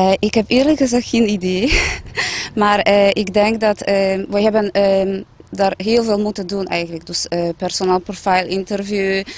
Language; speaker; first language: Dutch; non-native, fluent; Polish